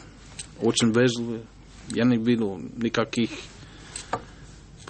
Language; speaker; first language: Russian; non-native, learner; English